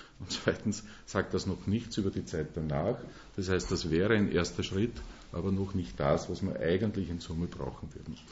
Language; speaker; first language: German; native; German